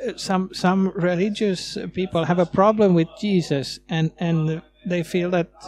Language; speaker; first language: English; non-native, fluent; Swedish